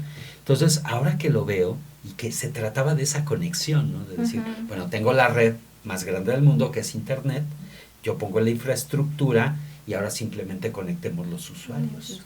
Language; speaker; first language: Spanish; native; Spanish